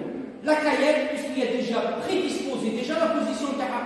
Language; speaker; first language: French; non-native, local second language; Arabic